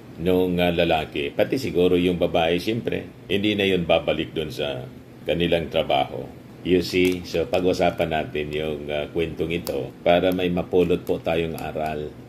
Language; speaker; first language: Filipino; non-native, local second language; Bikol